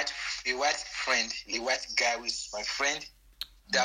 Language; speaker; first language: English; non-native, local second language; Bini